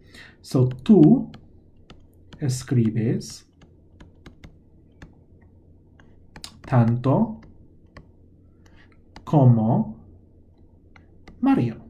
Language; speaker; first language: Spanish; non-native, fluent; English